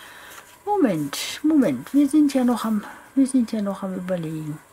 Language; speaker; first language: German; native; German